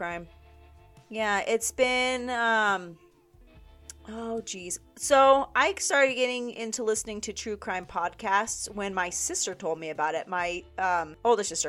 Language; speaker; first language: English; native; English